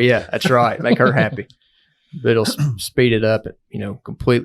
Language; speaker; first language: English; native; English